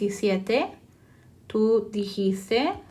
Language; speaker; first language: Spanish; non-native, fluent; English